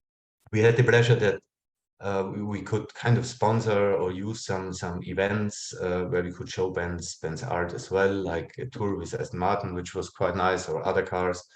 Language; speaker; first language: English; non-native, fluent; German